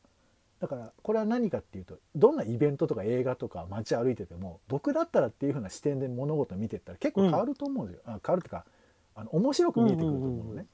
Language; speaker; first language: Japanese; native; Japanese